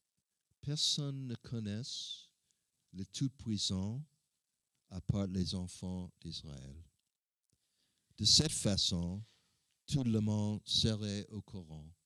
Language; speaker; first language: French; non-native, learner; English